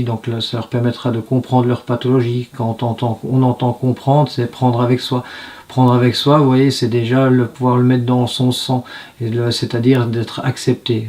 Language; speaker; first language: French; native; French